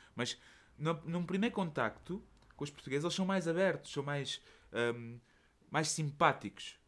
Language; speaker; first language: Portuguese; native; Portuguese